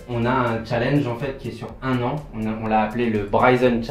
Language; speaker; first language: French; native; French